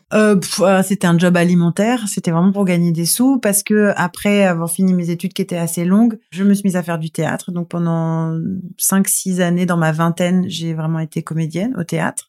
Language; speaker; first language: French; native; French